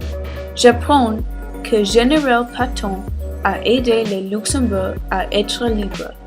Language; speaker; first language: French; non-native, learner; English